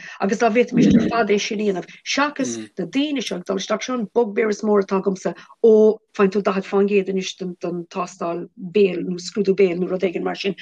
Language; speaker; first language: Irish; non-native, local second language; English